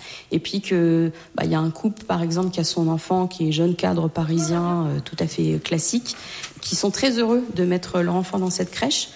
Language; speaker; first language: French; native; French